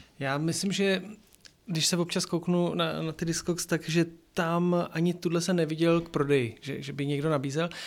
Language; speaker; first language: Czech; native; Czech